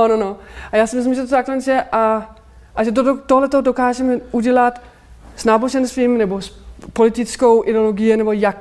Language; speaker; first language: Czech; non-native, fluent; Danish